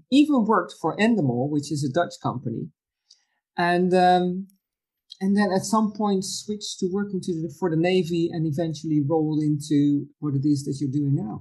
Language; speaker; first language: English; non-native, fluent; Dutch